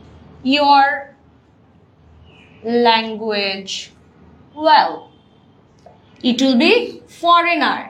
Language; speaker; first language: English; non-native, fluent; Bangla